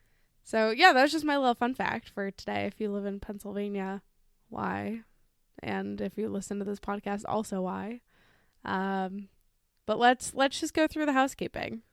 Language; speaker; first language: English; native; English